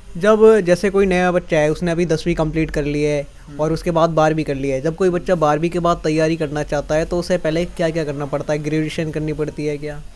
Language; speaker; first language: Hindi; native; Hindi